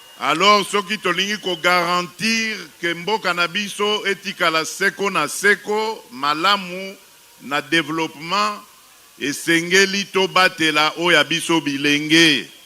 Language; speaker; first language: Lingala; non-native, local second language; Luba-Lulua